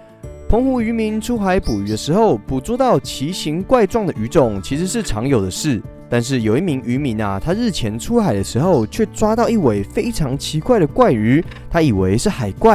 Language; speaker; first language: Chinese; native; Chinese